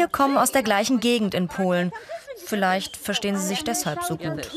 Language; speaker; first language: German; native; German